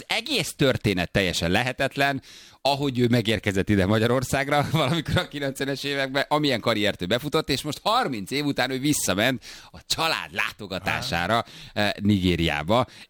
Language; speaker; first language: Hungarian; native; Hungarian